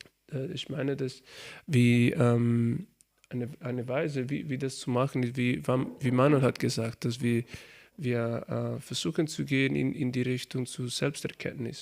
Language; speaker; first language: German; non-native, learner; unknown